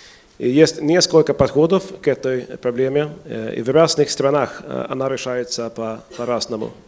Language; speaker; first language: Russian; non-native, fluent; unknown